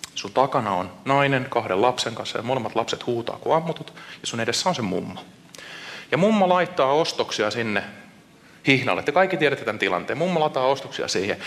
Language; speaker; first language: Finnish; native; Finnish